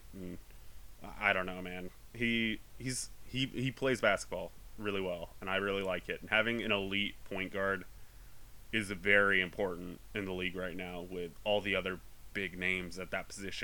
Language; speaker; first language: English; native; English